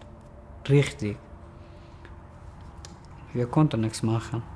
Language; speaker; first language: German; non-native, learner; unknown